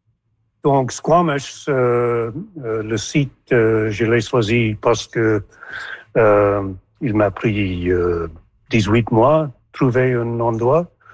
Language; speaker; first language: French; non-native, local second language; English